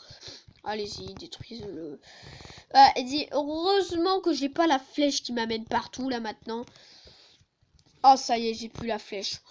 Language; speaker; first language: French; native; French